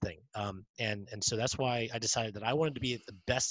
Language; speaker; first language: English; native; English